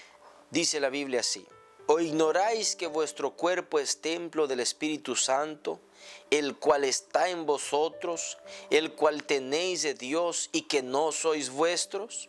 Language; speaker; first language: Spanish; native; Spanish